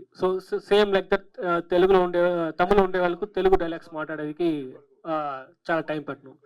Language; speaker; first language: Telugu; non-native, learner; Tamil